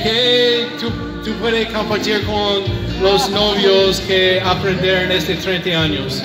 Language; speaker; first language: Spanish; non-native, learner; English